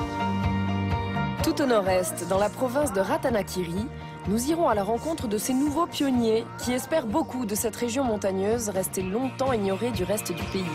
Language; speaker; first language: French; native; French